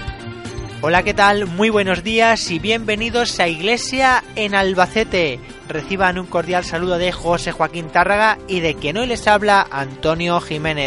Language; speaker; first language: Spanish; native; Spanish